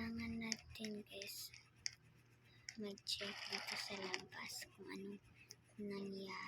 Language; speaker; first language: Filipino; non-native, local second language; Cebuano